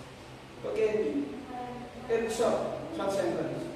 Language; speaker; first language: English; non-native, learner; Indonesian